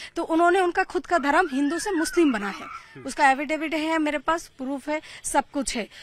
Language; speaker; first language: Hindi; non-native, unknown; Bangla